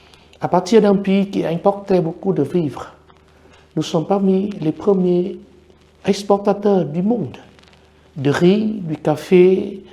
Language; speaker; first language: French; non-native, fluent; Vietnamese